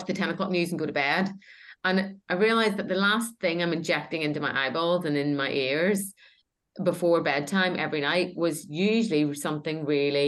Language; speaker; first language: English; native; English